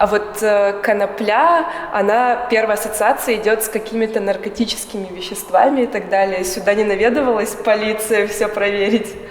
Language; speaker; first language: Russian; native; Russian